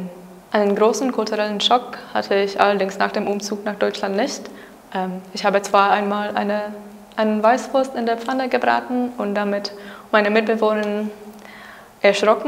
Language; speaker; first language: German; non-native, fluent; Czech